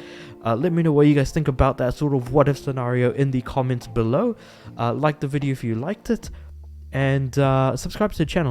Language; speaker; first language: English; native; English